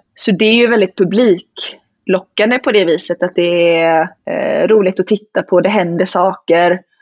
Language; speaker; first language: Swedish; native; Swedish